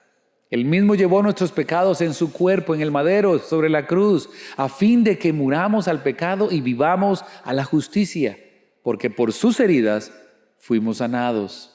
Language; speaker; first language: Spanish; native; Spanish